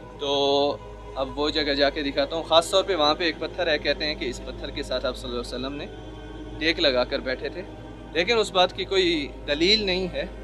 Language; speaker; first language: Urdu; native; Urdu